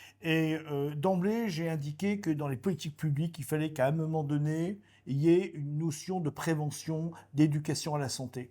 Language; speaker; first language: French; native; French